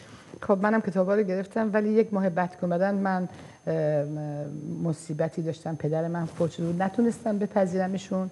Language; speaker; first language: Persian; non-native, fluent; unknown